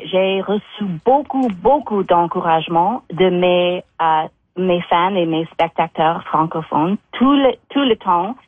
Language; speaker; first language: French; non-native, fluent; English